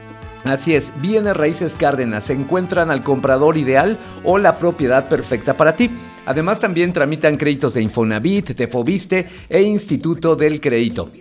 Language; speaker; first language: Spanish; native; Spanish